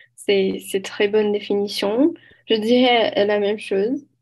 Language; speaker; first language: French; non-native, learner; Portuguese